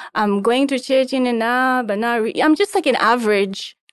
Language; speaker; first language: English; non-native, local second language; Shona